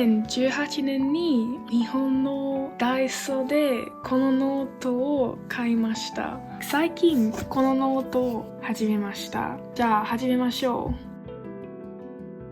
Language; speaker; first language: Japanese; non-native, learner; English